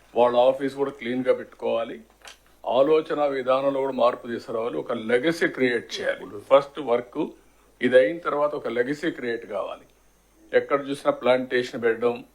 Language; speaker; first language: Telugu; native; Telugu